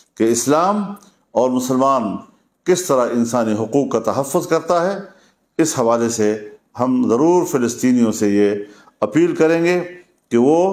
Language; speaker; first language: Urdu; non-native, local second language; Pashto